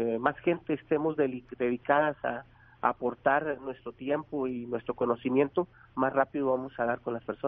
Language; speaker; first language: Spanish; native; Spanish